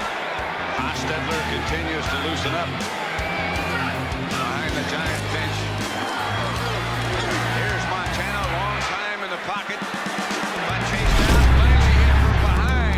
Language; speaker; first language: English; native; English